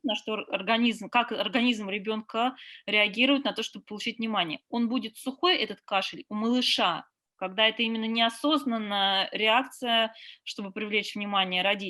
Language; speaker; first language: Russian; native; Russian